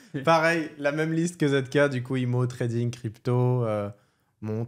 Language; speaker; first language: French; native; French